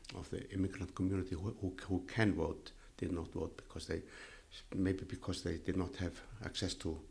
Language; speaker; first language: English; non-native, fluent; Icelandic